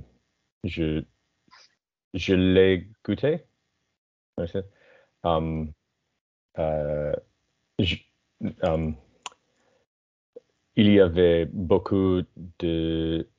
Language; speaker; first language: French; non-native, learner; English